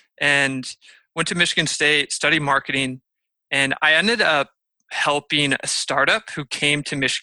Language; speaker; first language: English; native; English